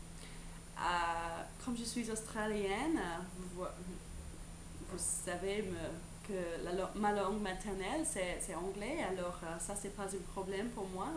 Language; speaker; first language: French; non-native, learner; English